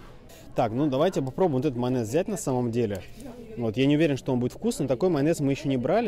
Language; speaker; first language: Russian; native; Russian